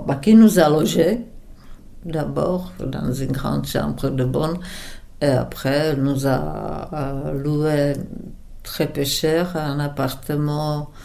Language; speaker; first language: French; non-native, fluent; Czech